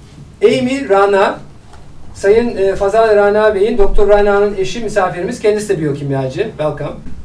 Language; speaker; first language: Turkish; native; Turkish